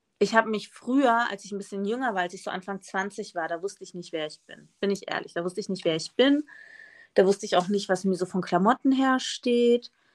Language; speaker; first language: German; early bilingual, other home language; Spanish